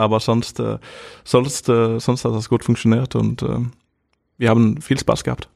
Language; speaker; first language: German; non-native, fluent; Norwegian